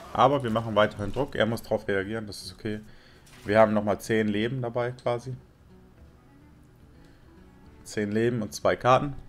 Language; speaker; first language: German; native; German